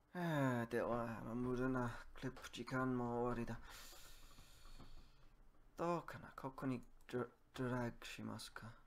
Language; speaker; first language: Japanese; non-native, learner; English